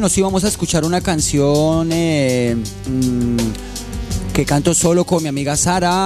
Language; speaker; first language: Spanish; native; Spanish